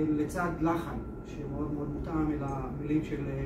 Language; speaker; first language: Hebrew; native; Hebrew